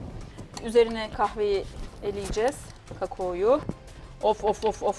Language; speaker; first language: Turkish; native; Turkish